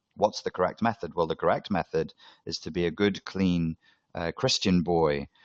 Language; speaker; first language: English; native; English